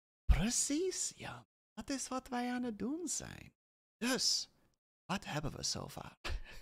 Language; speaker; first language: Dutch; non-native, learner; English